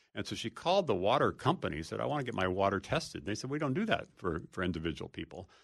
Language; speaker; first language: English; native; English